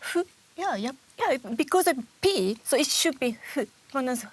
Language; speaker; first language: English; non-native, learner; Japanese